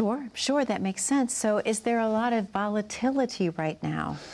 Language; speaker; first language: English; native; English